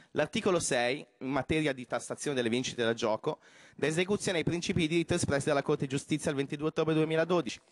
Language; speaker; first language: Italian; native; Italian